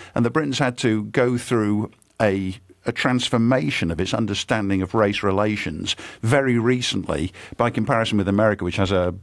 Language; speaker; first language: English; native; English